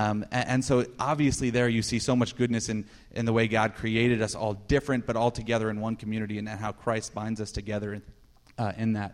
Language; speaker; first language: English; native; English